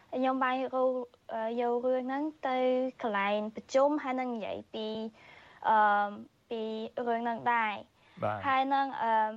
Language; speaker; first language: Khmer; early bilingual, heritage; Khmer